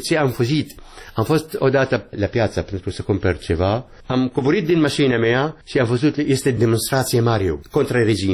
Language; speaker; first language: Romanian; non-native, learner; Arabic